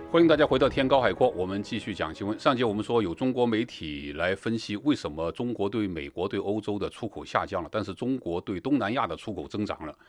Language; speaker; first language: Chinese; native; Chinese